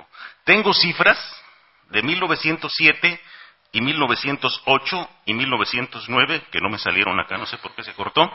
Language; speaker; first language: Spanish; native; Spanish